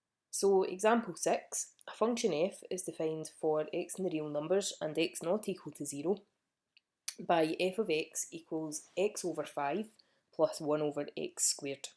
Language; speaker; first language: English; native; English